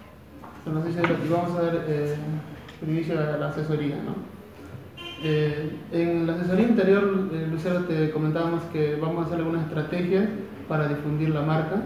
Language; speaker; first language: Spanish; native; Spanish